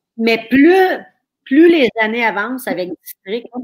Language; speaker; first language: French; native; French